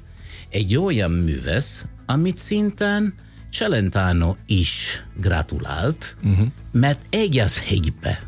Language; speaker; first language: Hungarian; non-native, fluent; Italian